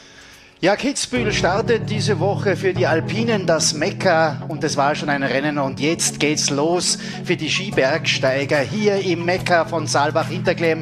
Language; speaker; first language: German; native; German